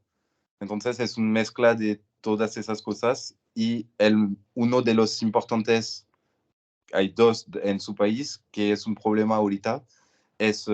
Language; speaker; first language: Spanish; non-native, learner; French